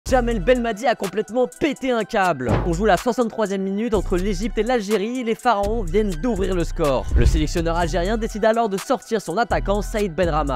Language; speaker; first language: French; native; French